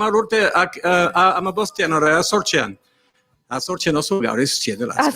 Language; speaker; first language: Basque; non-native, learner; English